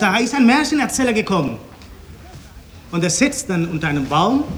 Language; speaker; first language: German; non-native, fluent; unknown